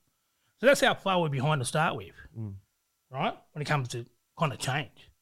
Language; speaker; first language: English; native; English